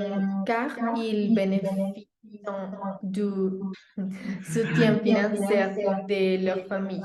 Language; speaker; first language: French; non-native, learner; Spanish